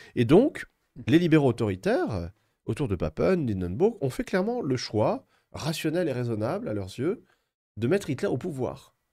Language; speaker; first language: French; native; French